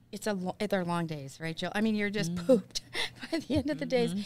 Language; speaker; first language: English; native; English